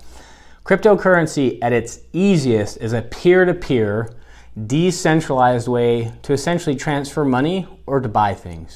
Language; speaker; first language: English; native; English